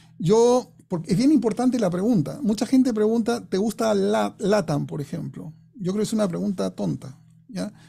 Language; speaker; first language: Spanish; non-native, fluent; English